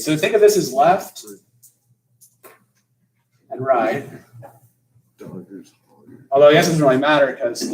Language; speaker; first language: English; native; English